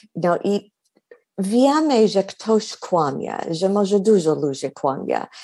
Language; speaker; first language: Polish; non-native, fluent; English